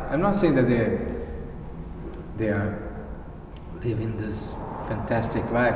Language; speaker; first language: English; non-native, fluent; Portuguese